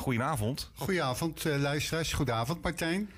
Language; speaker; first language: Dutch; native; Dutch